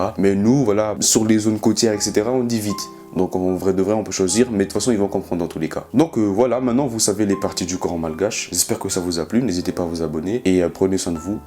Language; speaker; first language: French; non-native, local second language; Malagasy